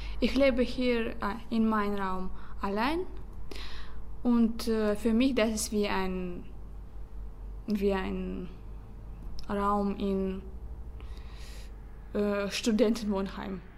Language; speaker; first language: German; non-native, learner; Russian